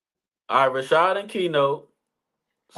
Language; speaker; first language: English; native; English